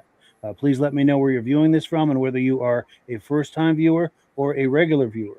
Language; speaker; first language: English; native; English